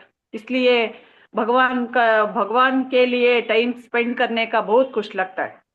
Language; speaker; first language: Hindi; non-native, local second language; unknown